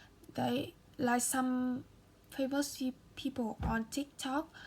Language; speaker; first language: English; non-native, learner; Vietnamese